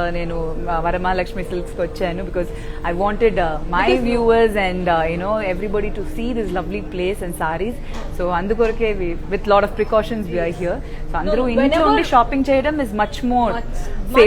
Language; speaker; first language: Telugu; non-native, local second language; Tamil